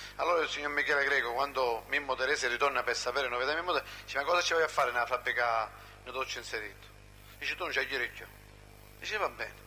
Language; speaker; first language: Italian; non-native, local second language; Sicilian